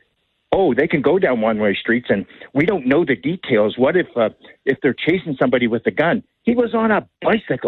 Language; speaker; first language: English; native; English